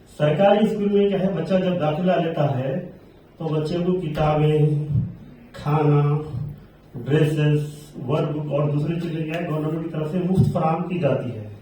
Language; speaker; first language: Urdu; native; Urdu